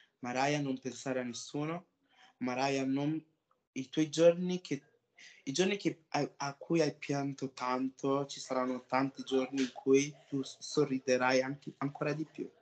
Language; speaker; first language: Italian; early bilingual, other home language; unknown